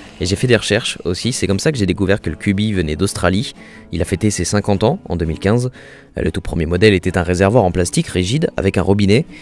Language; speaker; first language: French; native; French